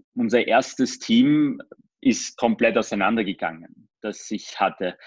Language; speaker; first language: German; early bilingual, other home language; Armenian